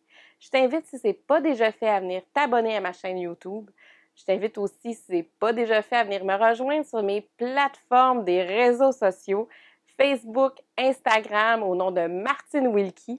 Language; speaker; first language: French; native; French